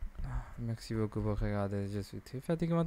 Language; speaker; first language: French; non-native, learner; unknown